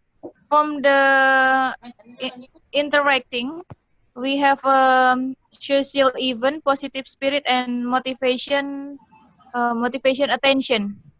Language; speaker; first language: English; non-native, learner; Indonesian